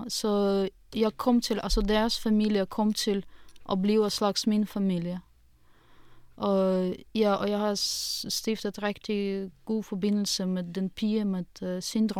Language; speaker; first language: Danish; non-native, fluent; Russian